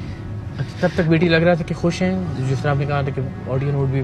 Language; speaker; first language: Urdu; native; Urdu